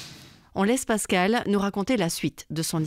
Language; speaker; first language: French; native; French